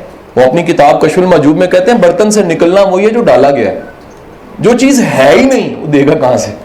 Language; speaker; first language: Urdu; native; Urdu